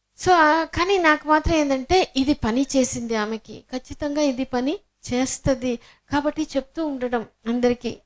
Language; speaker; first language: Telugu; native; Telugu